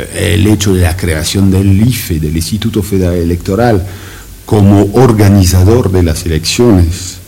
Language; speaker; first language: Spanish; non-native, fluent; French